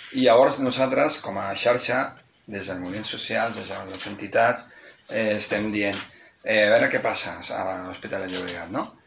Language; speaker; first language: Catalan; non-native, local second language; Spanish